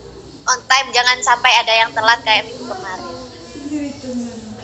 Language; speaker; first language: Indonesian; native; Indonesian